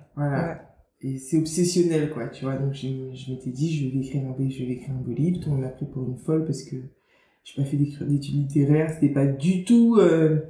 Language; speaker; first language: French; native; French